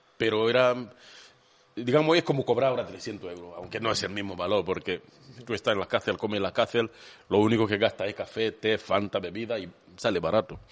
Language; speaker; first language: Spanish; non-native, fluent; Swahili